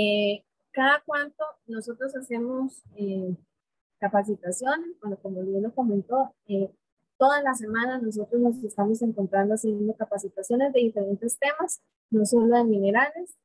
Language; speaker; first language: Spanish; native; Spanish